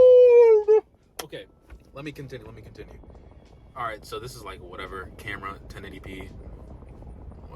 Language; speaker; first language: English; native; English